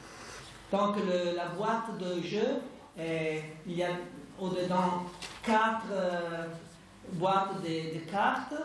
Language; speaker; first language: French; non-native, fluent; Italian